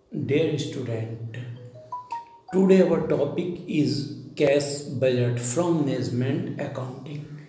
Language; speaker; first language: English; non-native, local second language; Hindi